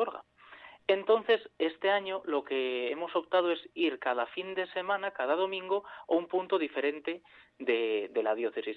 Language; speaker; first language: Spanish; native; Spanish